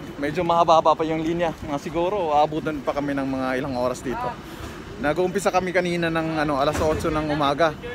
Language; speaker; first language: Filipino; non-native, local second language; Cebuano